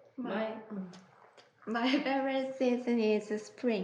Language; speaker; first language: English; non-native, learner; Korean